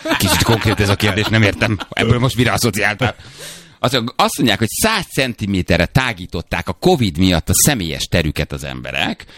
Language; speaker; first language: Hungarian; native; Hungarian